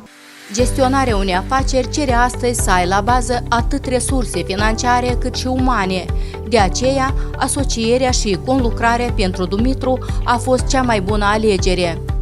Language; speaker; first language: Romanian; native; Romanian